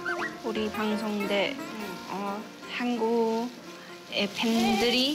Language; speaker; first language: Korean; non-native, fluent; Chinese